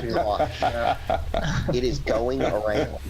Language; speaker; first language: English; native; English